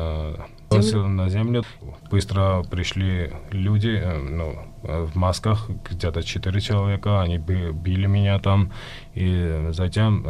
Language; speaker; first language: Russian; non-native, fluent; Georgian